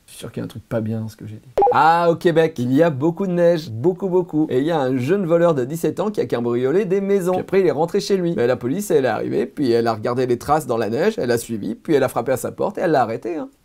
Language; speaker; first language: French; native; French